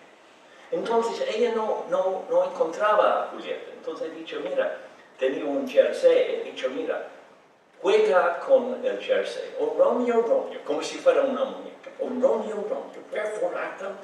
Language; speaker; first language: Spanish; non-native, fluent; English